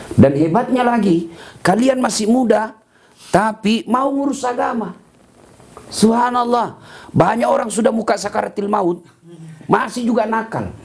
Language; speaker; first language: Malay; non-native, local second language; Buginese